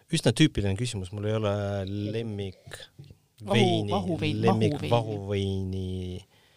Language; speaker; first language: Estonian; non-native, local second language; Russian